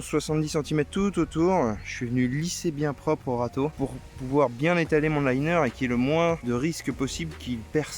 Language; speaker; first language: French; native; French